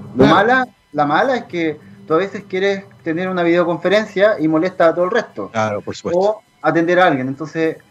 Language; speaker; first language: Spanish; native; Spanish